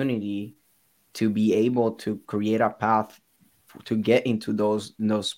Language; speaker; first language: English; non-native, fluent; Spanish